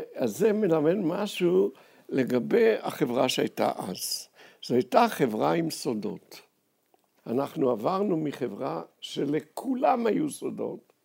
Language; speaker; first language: Hebrew; native; Hebrew